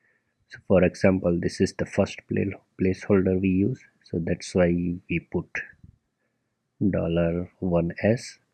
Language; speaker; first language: English; non-native, local second language; Gujarati